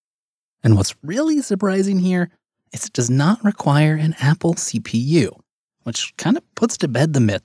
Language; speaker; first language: English; native; English